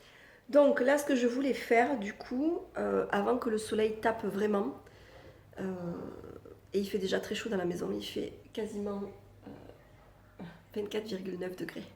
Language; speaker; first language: French; native; French